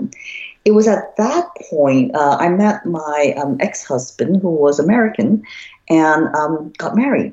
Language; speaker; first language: English; non-native, local second language; Cantonese